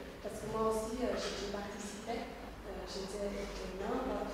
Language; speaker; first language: French; non-native, learner; Slovak